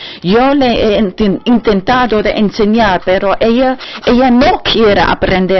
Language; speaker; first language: Spanish; non-native, learner; German